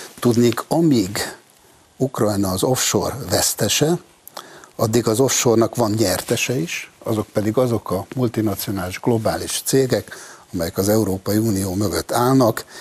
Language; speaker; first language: Hungarian; native; Hungarian